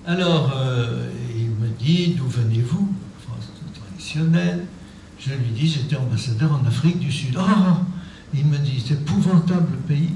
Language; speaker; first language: French; native; French